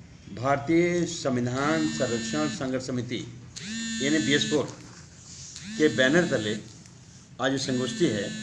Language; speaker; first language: Hindi; native; Hindi